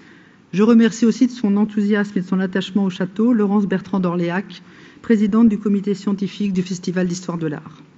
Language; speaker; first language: French; native; French